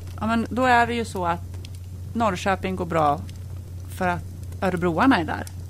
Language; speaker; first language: Swedish; native; Swedish